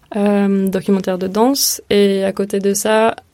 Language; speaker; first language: French; early bilingual, other home language; Hebrew